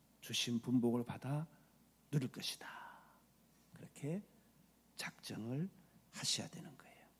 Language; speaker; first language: Korean; native; Korean